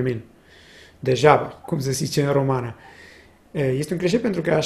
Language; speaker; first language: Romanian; non-native, fluent; Spanish